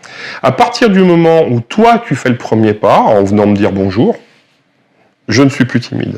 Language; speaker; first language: French; native; French